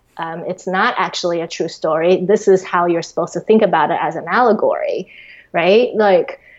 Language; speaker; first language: English; early bilingual, other home language; Chinese